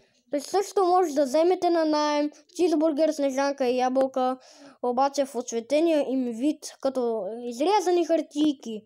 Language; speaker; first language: Bulgarian; native; Bulgarian